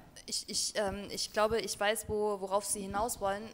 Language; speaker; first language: German; native; German